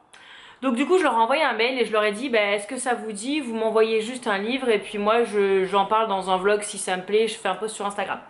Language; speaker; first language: French; native; French